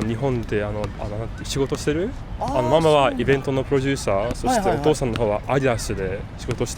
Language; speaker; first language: Japanese; early bilingual, other home language; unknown